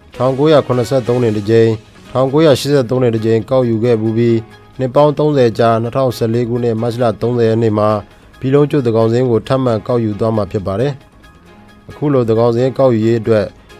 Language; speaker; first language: Burmese; non-native, local second language; Rohingya